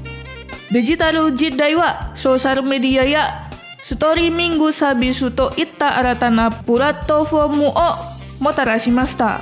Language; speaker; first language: Japanese; non-native, fluent; Indonesian